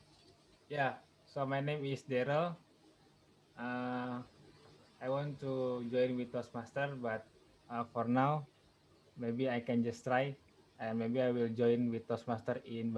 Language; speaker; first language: English; non-native, learner; Indonesian